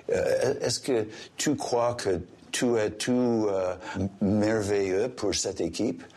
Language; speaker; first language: French; non-native, local second language; English